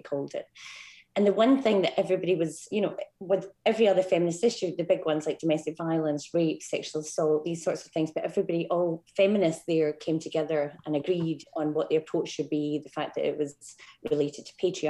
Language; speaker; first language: English; native; English